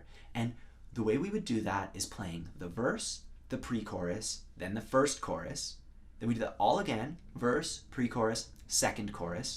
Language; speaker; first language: English; native; English